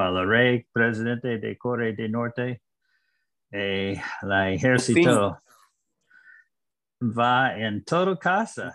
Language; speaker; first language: Spanish; non-native, learner; English